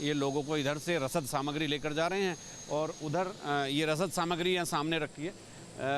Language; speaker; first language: Hindi; native; Hindi